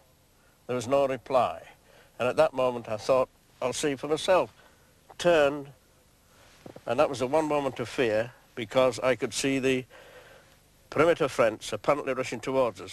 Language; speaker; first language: English; native; English